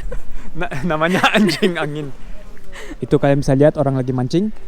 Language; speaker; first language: Indonesian; early bilingual, heritage; Indonesian